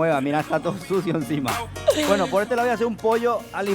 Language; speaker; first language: Spanish; native; Spanish